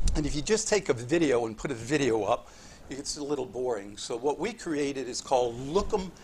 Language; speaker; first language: English; native; English